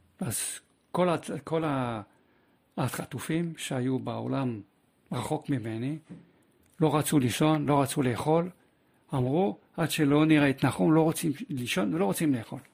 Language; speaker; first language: Hebrew; non-native, fluent; French